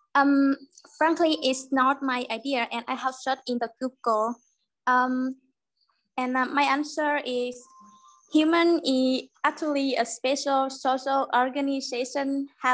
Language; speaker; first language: English; non-native, learner; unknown